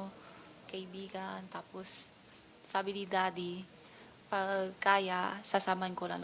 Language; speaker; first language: Filipino; non-native, learner; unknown